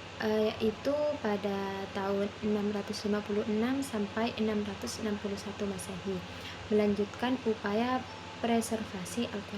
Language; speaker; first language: Indonesian; non-native, local second language; Madurese